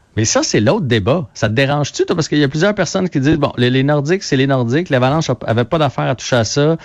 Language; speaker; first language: French; native; French